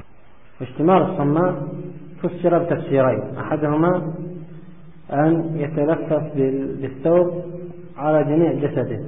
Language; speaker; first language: Arabic; native; Arabic